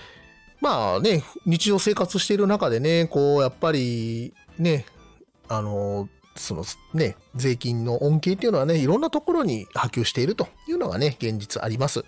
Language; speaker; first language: Japanese; native; Japanese